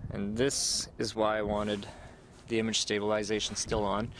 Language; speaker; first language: English; native; English